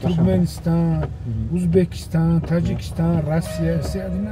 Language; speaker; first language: Russian; non-native, local second language; Tajik